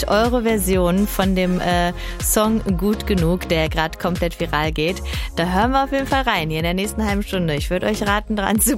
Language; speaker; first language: German; native; German